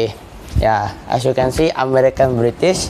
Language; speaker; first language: English; non-native, learner; Indonesian